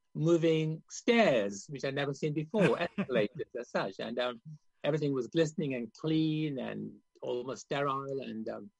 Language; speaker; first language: English; non-native, local second language; Gujarati